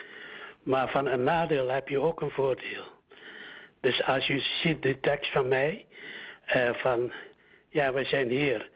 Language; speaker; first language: Dutch; early bilingual, other home language; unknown